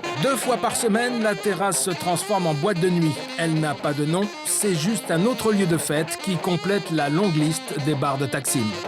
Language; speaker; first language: French; native; French